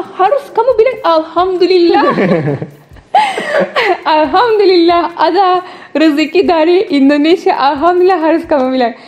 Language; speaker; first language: Indonesian; non-native, learner; Turkish